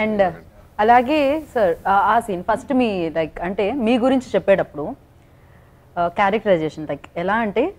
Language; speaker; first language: Telugu; native; Telugu